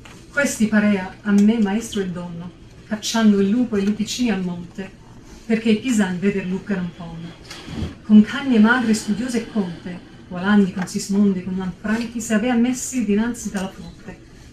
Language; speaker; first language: Italian; non-native, fluent; English